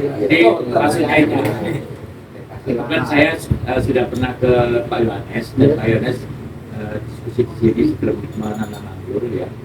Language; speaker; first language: Indonesian; native; Indonesian